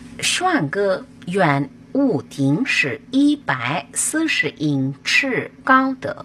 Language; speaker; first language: Chinese; non-native, fluent; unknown